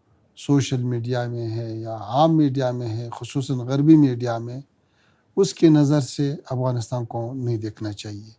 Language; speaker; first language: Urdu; non-native, fluent; Pashto